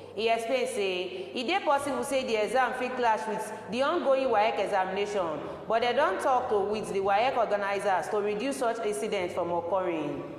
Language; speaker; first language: Nigerian Pidgin; non-native, local second language; Yoruba